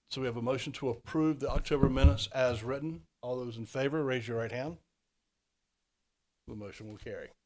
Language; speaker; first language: English; native; English